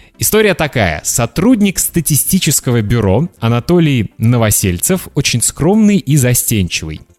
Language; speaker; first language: Russian; native; Russian